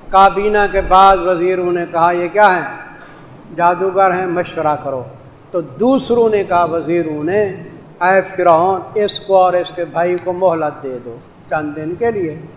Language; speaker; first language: Urdu; non-native, local second language; Saraiki